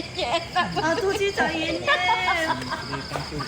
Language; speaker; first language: Thai; non-native, learner; Korean